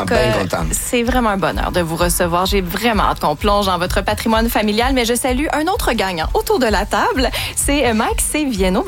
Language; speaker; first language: French; native; French